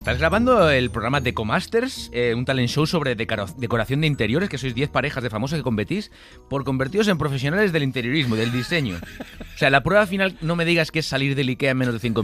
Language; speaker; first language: Spanish; native; Spanish